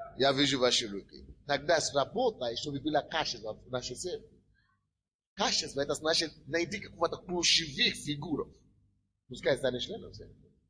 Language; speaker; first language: Russian; non-native, fluent; Yoruba